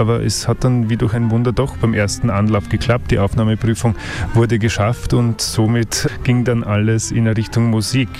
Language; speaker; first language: German; native; German